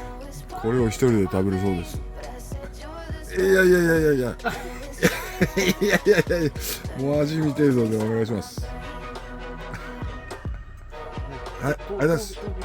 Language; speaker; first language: Japanese; native; Japanese